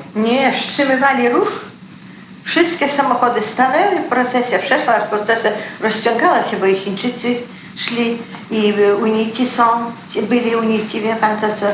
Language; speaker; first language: Polish; early bilingual, heritage; Polish